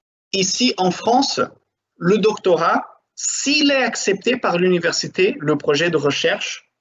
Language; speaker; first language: French; non-native, fluent; Portuguese